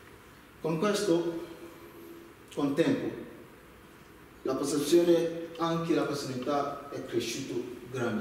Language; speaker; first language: Italian; non-native, learner; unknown